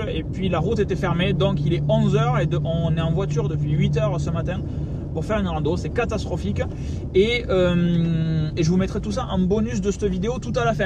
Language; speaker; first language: French; native; French